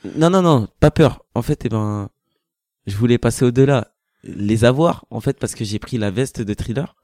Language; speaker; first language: French; native; French